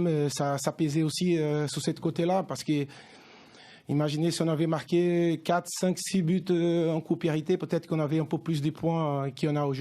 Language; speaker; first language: French; non-native, fluent; Portuguese